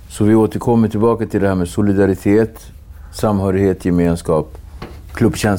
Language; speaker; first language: Swedish; native; Swedish